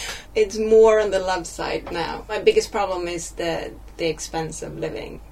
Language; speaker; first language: English; non-native, fluent; Swedish